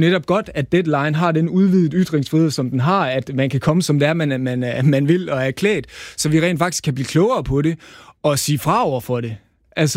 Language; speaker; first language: Danish; native; Danish